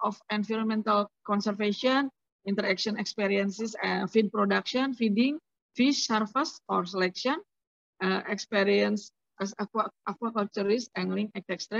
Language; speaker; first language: English; non-native, learner; Indonesian